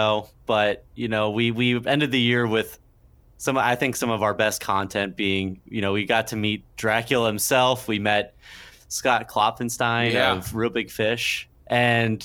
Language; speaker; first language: English; native; English